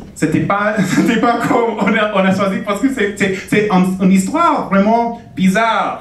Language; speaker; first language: French; non-native, fluent; English